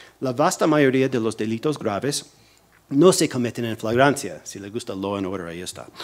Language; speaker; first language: Spanish; non-native, fluent; English